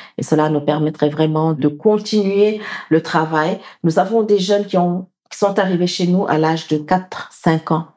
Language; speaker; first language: French; non-native, local second language; Wolof